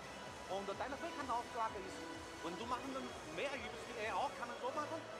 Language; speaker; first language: German; non-native, learner; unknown